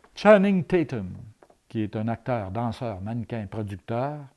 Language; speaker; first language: French; native; French